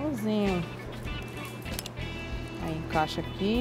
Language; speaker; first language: Portuguese; native; Portuguese